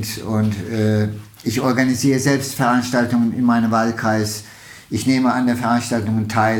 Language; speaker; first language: German; non-native, fluent; Turkish